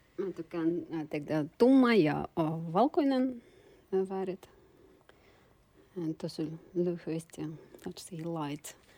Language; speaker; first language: Finnish; non-native, learner; Russian